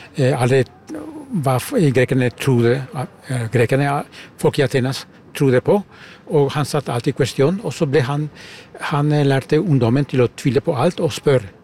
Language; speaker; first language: Norwegian; non-native, fluent; German